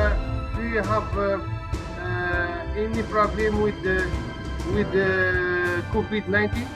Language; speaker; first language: English; non-native, learner; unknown